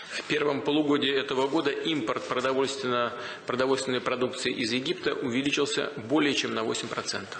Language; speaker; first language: Russian; native; Russian